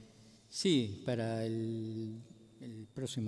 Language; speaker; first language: Italian; non-native, learner; Spanish